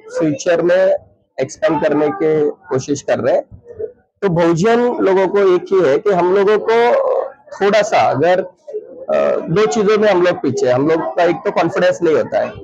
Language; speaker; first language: Hindi; non-native, local second language; Marathi